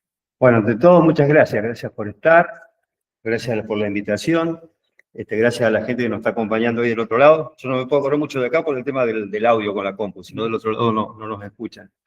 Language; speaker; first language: Spanish; native; Spanish